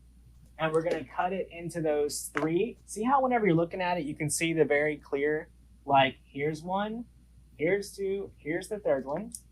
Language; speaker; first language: English; native; English